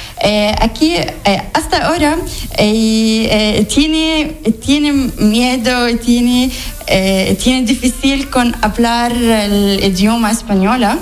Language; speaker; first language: Spanish; non-native, learner; Arabic